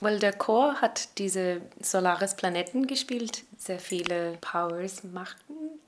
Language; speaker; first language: German; non-native, learner; English